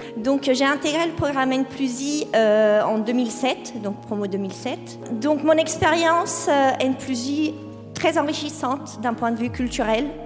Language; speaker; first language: French; non-native, fluent; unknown